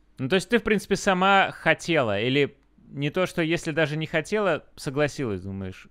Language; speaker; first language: Russian; native; Russian